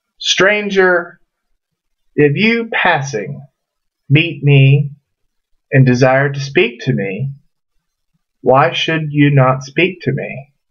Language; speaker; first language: English; native; English